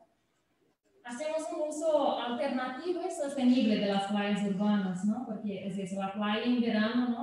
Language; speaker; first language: Spanish; non-native, fluent; Portuguese